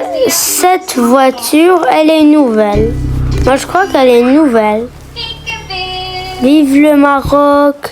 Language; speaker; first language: French; native; French